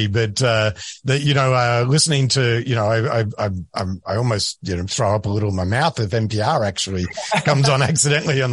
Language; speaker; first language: English; native; English